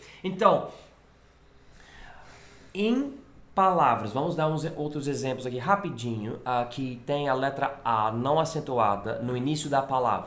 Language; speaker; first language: Portuguese; non-native, fluent; English